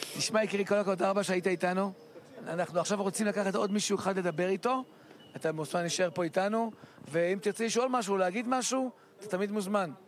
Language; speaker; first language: Hebrew; native; Hebrew